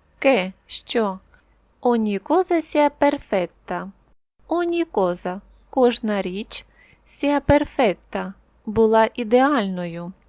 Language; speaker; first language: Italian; non-native, fluent; Ukrainian